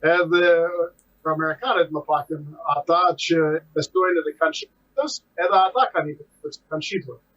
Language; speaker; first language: Albanian; non-native, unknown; English